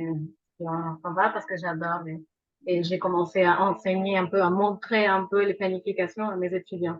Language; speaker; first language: French; non-native, fluent; Spanish